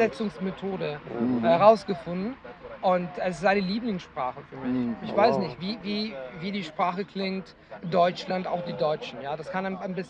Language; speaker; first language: German; non-native, fluent; Italian